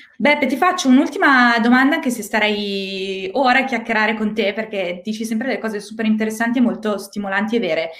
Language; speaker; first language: Italian; native; Italian